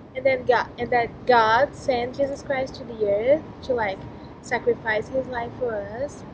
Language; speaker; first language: English; non-native, fluent; Portuguese